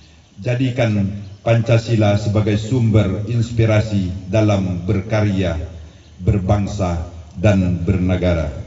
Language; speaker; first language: Indonesian; native; Indonesian